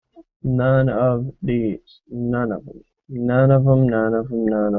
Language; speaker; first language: English; native; English